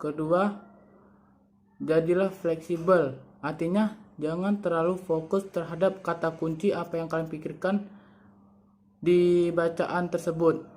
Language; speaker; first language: Indonesian; native; Indonesian